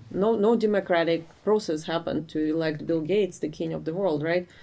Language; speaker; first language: English; non-native, fluent; Ukrainian